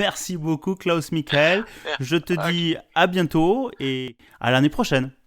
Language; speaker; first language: French; native; French